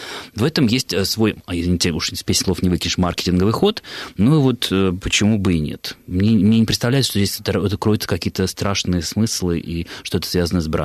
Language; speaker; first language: Russian; native; Russian